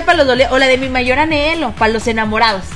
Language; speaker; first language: Spanish; native; Spanish